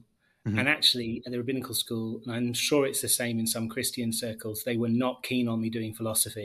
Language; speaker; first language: English; native; English